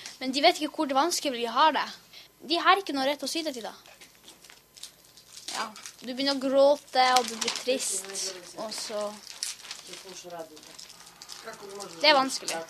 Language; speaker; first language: Norwegian; early bilingual, other home language; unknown